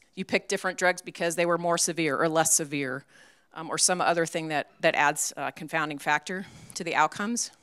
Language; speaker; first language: English; native; English